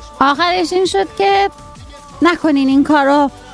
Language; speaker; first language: Persian; native; Persian